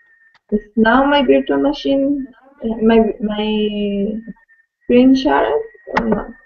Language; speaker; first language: English; non-native, learner; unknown